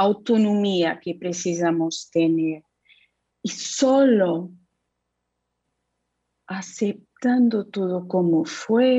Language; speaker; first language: Spanish; non-native, fluent; Portuguese